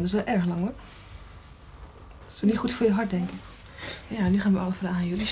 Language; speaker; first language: Dutch; native; Dutch